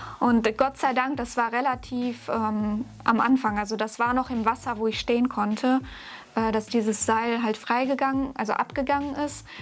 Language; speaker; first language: German; early bilingual, other home language; Russian